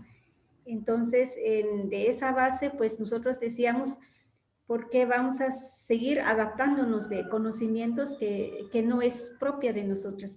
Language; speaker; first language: Spanish; non-native, local second language; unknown